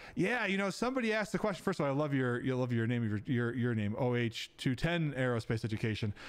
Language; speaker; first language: English; native; English